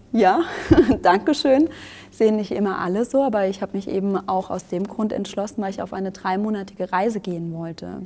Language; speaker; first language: German; native; German